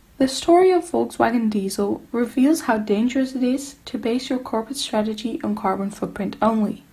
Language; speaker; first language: English; non-native, fluent; Dutch